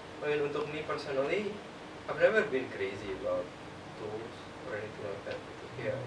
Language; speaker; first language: English; non-native, fluent; Indonesian